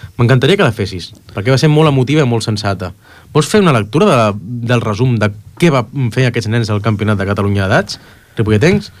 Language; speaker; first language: Catalan; native; Catalan